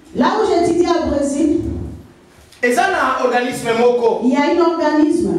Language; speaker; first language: French; non-native, local second language; Lingala